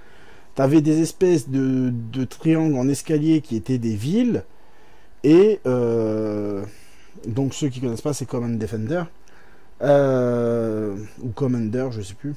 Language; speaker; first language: French; native; French